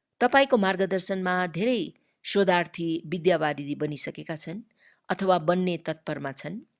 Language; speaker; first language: Nepali; native; Nepali